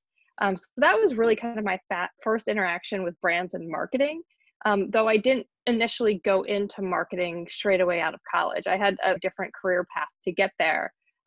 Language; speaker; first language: English; native; English